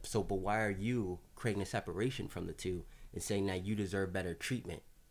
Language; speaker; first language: English; native; English